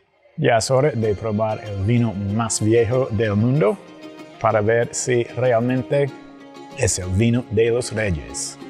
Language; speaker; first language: Spanish; early bilingual, heritage; English